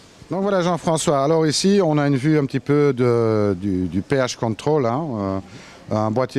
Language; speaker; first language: French; native; French